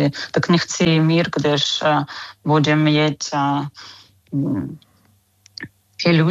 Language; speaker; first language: Czech; non-native, fluent; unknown